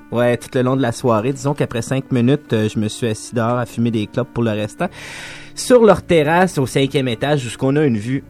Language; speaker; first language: French; native; French